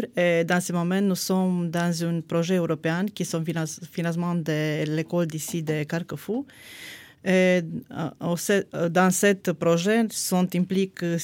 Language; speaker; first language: French; non-native, fluent; Romanian